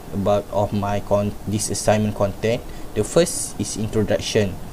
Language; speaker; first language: English; non-native, local second language; Malay